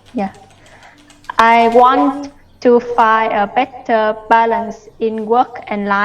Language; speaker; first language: English; non-native, learner; Vietnamese